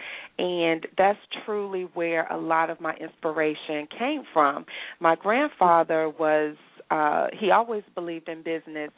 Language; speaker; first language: English; native; English